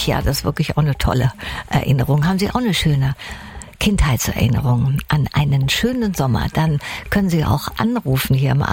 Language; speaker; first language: German; native; German